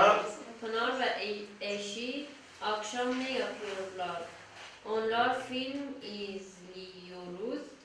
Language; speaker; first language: Turkish; non-native, learner; Persian